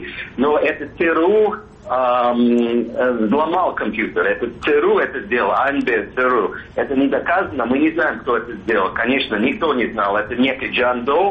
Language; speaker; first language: Russian; non-native, fluent; English